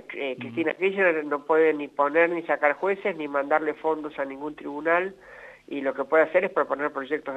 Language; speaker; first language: Spanish; native; Spanish